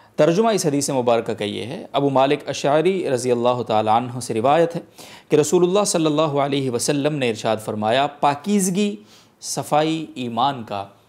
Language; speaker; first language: Urdu; native; Urdu